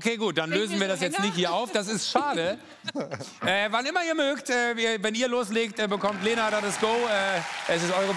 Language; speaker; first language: German; native; German